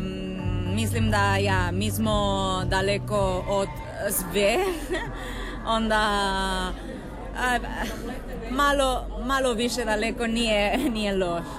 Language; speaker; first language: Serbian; non-native, learner; Spanish